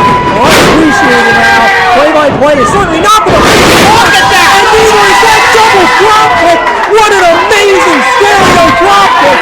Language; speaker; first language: English; native; English